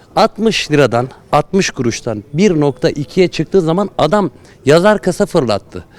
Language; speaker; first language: Turkish; native; Turkish